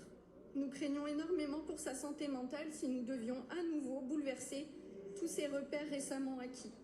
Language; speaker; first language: French; native; French